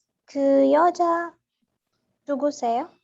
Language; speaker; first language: Korean; non-native, learner; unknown